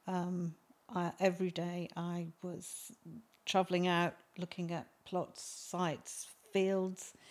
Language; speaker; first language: English; native; English